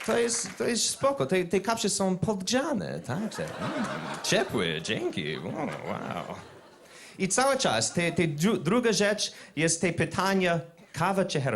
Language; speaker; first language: Polish; non-native, learner; English